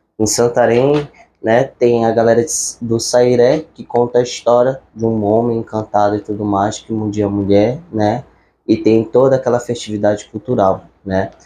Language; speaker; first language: Portuguese; native; Portuguese